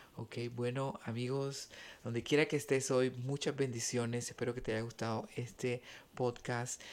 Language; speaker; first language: Spanish; native; Spanish